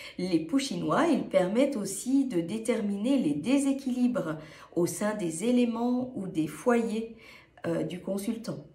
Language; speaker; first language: French; native; French